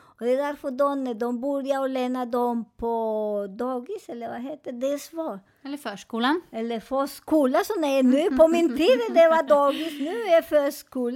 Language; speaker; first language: Swedish; non-native, fluent; Spanish